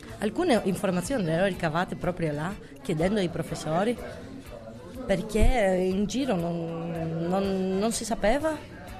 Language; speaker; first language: Italian; non-native, fluent; Greek